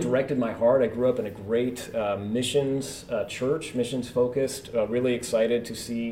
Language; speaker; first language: English; native; English